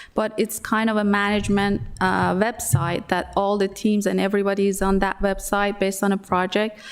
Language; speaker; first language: English; non-native, fluent; Persian